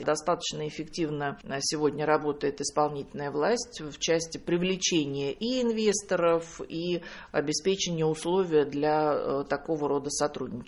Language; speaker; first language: Russian; native; Russian